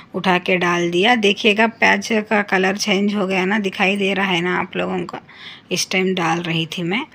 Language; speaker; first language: Hindi; non-native, local second language; Urdu